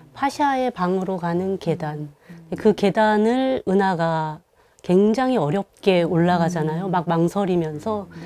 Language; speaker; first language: Korean; native; Korean